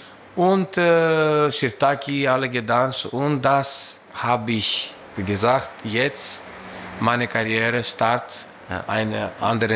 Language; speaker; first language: German; non-native, learner; Greek